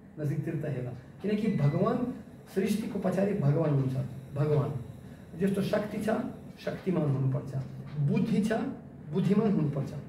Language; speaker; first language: Nepali; non-native, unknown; Russian